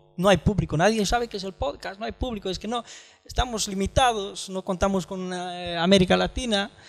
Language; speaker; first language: Spanish; non-native, fluent; Romanian